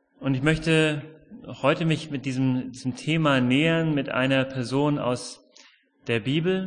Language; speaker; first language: German; native; German